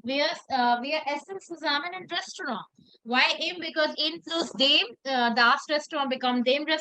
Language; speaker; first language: German; non-native, learner; Hindi